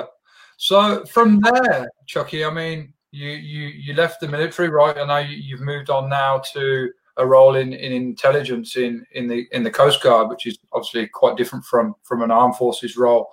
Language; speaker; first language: English; native; English